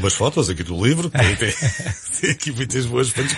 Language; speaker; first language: Portuguese; native; Portuguese